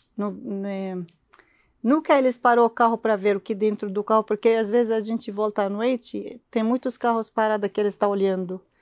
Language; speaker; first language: Portuguese; non-native, learner; Arabic